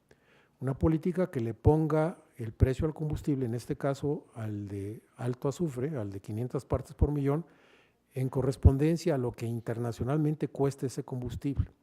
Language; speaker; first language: Spanish; native; Spanish